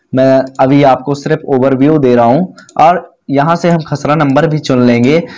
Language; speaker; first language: Hindi; native; Hindi